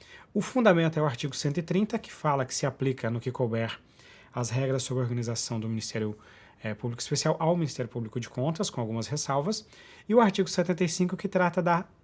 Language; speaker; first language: Portuguese; native; Portuguese